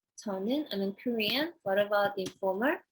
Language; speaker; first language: English; non-native, fluent; Korean